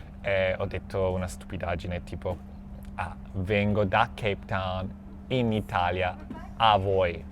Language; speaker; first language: Italian; non-native, fluent; English